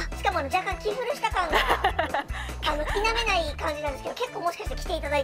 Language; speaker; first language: Japanese; native; Japanese